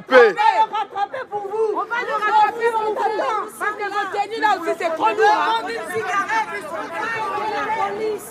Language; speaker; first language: French; non-native, local second language; Lingala